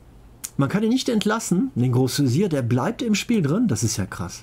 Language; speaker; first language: German; native; German